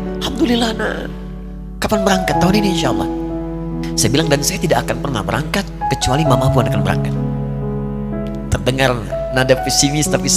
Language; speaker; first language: Indonesian; native; Indonesian